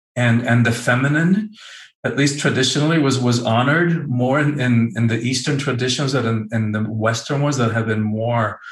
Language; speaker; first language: English; early bilingual, other home language; Spanish